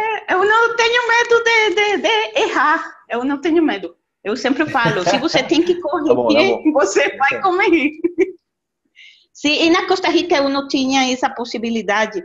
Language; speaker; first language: Portuguese; non-native, learner; Spanish